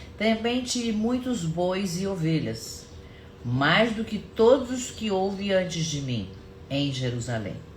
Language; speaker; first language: Portuguese; non-native, fluent; German